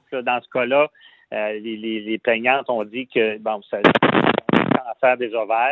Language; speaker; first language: French; native; French